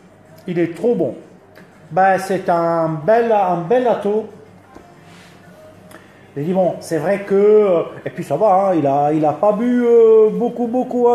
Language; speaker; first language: French; early bilingual, other home language; Italian